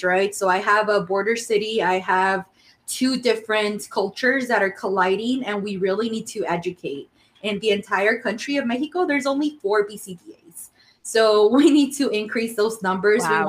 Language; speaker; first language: English; early bilingual, other home language; Spanish